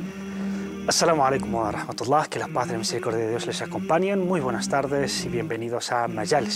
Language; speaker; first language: Spanish; native; Spanish